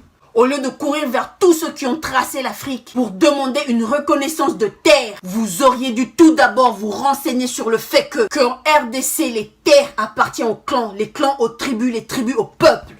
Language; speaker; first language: French; non-native, local second language; Kongo